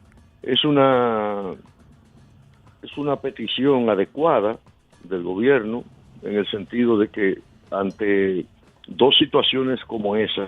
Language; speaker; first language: Spanish; native; Spanish